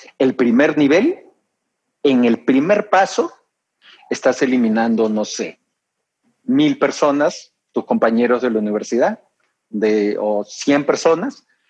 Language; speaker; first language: Spanish; native; Spanish